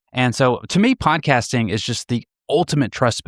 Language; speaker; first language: English; native; English